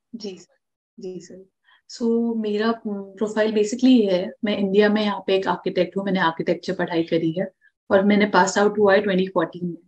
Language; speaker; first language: Hindi; non-native, local second language; Marathi